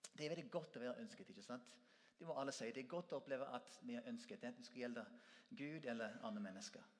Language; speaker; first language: Norwegian; non-native, fluent; English